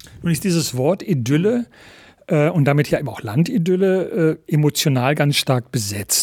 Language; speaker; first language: German; native; German